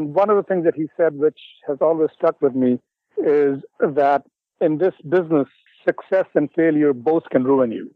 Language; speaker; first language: English; non-native, local second language; Urdu